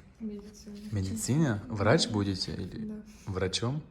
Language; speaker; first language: Russian; non-native, fluent; Turkish